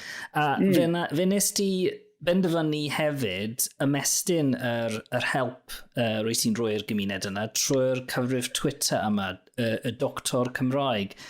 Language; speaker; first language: Welsh; non-native, local second language; English